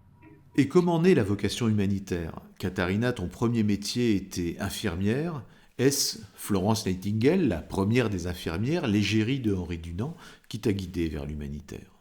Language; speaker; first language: French; native; French